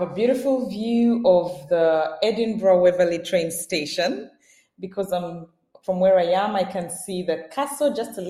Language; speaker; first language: English; non-native, local second language; Ganda